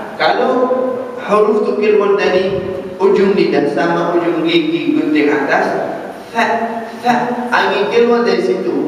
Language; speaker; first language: Malay; non-native, fluent; Arabic